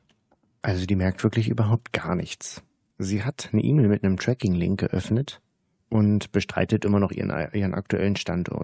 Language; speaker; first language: German; native; German